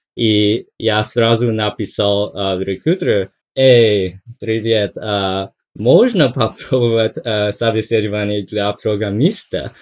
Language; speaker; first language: Russian; non-native, fluent; English